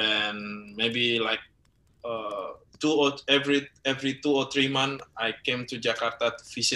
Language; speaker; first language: English; non-native, learner; Indonesian